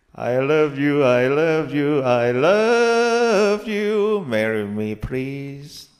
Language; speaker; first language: English; non-native, local second language; Cantonese